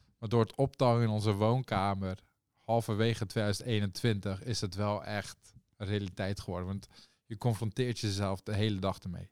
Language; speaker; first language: Dutch; early bilingual, other home language; Persian